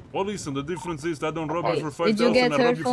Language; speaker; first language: English; native; English